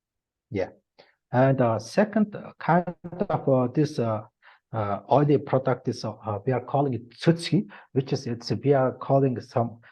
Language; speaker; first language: English; non-native, learner; Mongolian